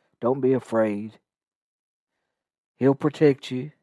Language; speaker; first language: English; native; English